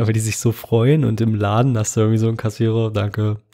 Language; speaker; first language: German; native; German